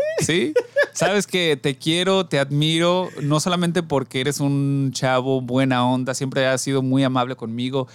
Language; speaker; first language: Spanish; early bilingual, heritage; Spanish